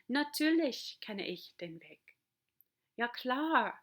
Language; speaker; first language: German; non-native, fluent; English